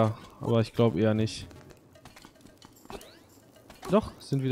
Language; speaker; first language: German; native; German